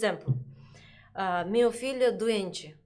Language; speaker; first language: Portuguese; non-native, learner; Russian